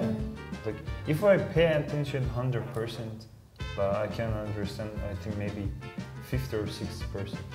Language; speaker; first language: English; non-native, fluent; Persian